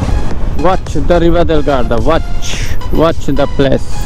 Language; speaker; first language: English; non-native, learner; Bangla